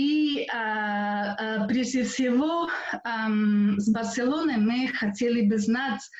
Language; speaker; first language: Russian; non-native, fluent; Catalan